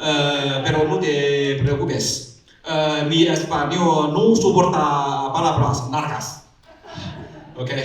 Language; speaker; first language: Spanish; non-native, learner; Chinese